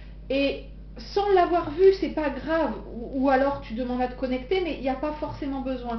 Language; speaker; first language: French; native; French